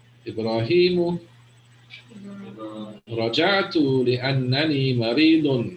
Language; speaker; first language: Arabic; non-native, fluent; English